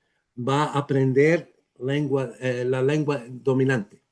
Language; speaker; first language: Spanish; non-native, fluent; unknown